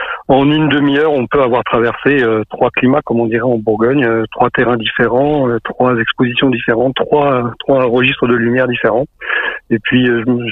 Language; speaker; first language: French; native; French